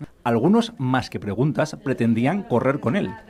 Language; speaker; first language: Spanish; native; Spanish